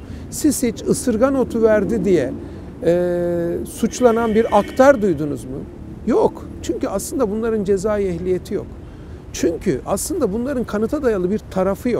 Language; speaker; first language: Turkish; native; Turkish